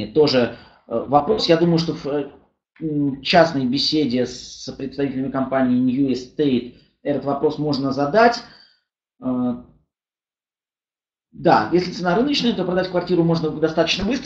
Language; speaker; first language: Russian; native; Russian